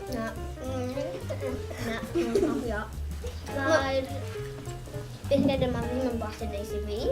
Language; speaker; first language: Welsh; non-native, local second language; English